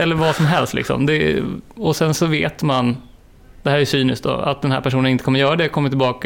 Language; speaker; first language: Swedish; native; Swedish